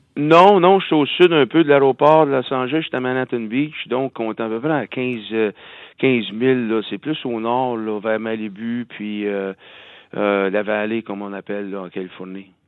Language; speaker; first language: French; native; French